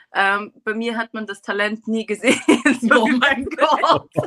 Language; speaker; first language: German; native; German